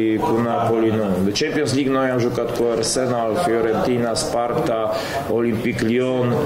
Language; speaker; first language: Romanian; non-native, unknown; Polish